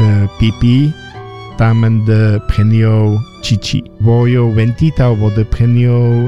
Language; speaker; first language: Chinese; non-native, learner; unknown